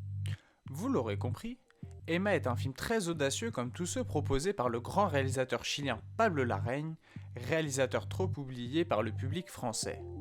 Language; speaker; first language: French; native; French